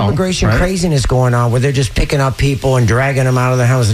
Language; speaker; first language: English; native; English